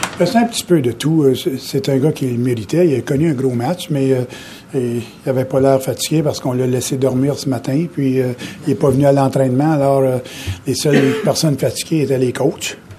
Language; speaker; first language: French; native; French